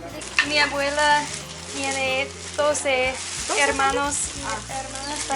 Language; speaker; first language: Spanish; non-native, learner; English